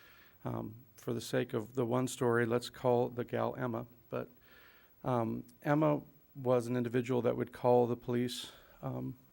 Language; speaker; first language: English; native; English